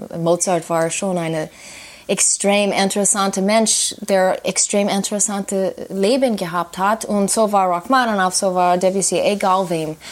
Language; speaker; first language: German; non-native, fluent; English